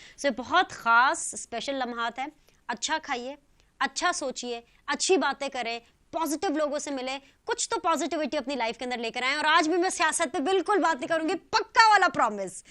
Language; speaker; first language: Urdu; native; Urdu